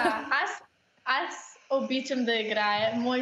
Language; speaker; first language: Bulgarian; early bilingual, heritage; English